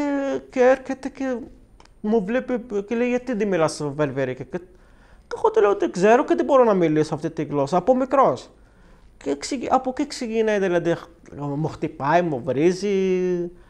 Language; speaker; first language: Greek; non-native, learner; Arabic